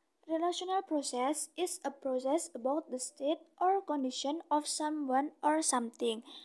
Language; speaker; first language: English; non-native, learner; Indonesian